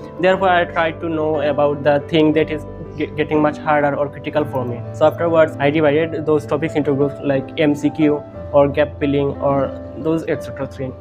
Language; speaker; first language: English; non-native, local second language; Bangla